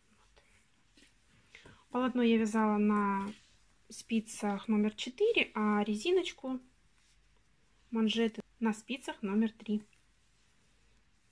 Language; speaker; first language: Russian; native; Russian